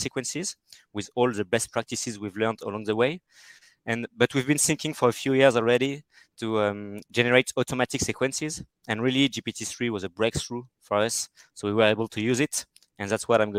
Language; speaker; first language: English; non-native, fluent; French